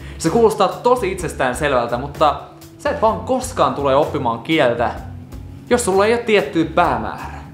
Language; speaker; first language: Finnish; non-native, fluent; Russian